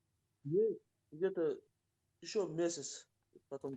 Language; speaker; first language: Russian; non-native, local second language; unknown